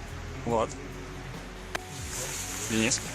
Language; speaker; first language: Russian; native; Russian